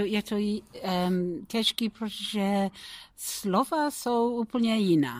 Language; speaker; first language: Czech; non-native, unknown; English